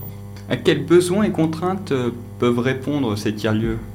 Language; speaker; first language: French; native; French